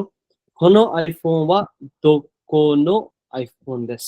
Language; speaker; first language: Japanese; non-native, learner; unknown